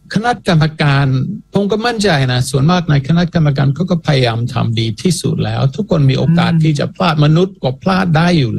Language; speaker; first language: Thai; non-native, fluent; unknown